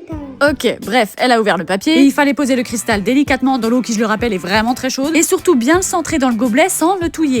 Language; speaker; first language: French; native; French